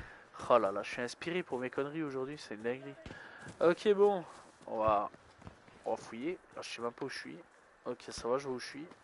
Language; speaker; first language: French; native; French